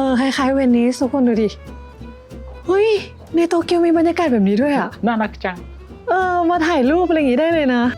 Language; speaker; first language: Thai; native; Thai